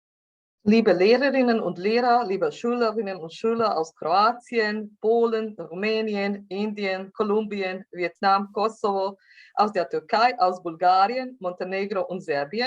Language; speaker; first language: German; non-native, fluent; Croatian